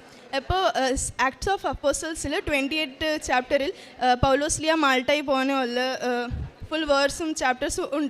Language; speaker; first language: Malayalam; early bilingual, heritage; Malayalam